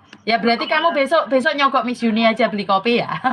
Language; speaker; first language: Indonesian; native; Indonesian